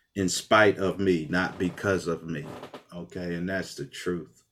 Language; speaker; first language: English; native; English